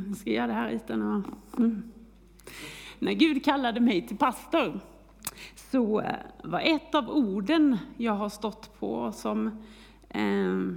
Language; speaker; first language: Swedish; native; Swedish